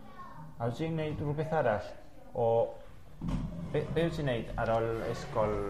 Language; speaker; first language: Welsh; non-native, local second language; Spanish